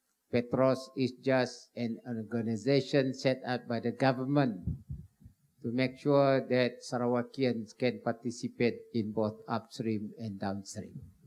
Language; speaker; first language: English; non-native, local second language; Malay